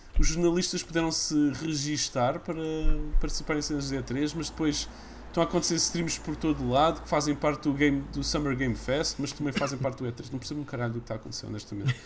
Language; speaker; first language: Portuguese; early bilingual, other home language; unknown